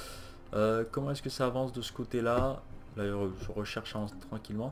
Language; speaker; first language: French; native; French